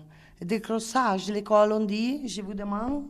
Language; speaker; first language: French; non-native, learner; Italian